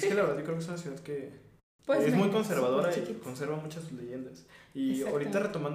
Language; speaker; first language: Spanish; native; Spanish